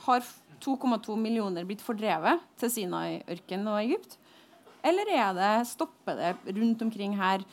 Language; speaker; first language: Norwegian; native; Norwegian